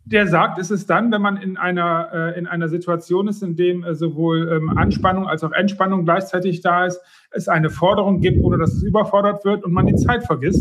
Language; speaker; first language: German; native; German